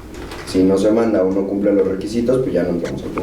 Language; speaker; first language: Spanish; native; Spanish